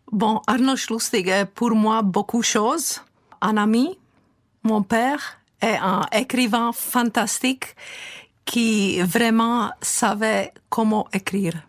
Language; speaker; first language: French; non-native, fluent; Czech